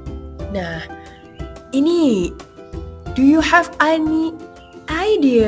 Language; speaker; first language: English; non-native, learner; Indonesian